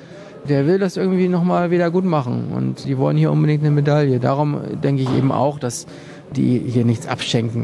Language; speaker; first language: German; native; German